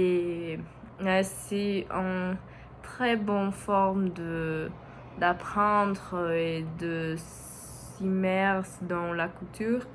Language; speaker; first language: French; non-native, learner; Portuguese